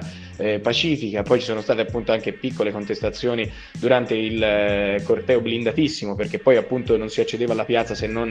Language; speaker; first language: Italian; native; Italian